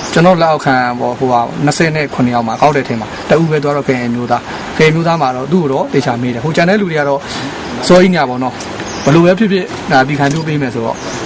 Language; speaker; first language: Burmese; non-native, local second language; Karen languages